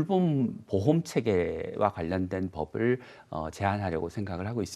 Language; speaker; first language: Korean; native; Korean